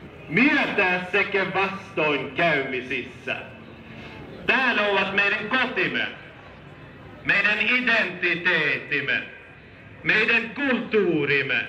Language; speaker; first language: Finnish; non-native, fluent; Swedish